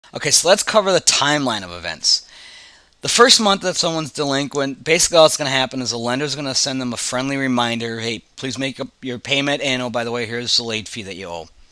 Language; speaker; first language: English; native; English